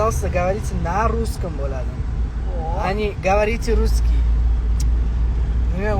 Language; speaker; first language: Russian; non-native, learner; Uzbek